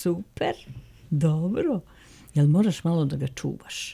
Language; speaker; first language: Croatian; native; Croatian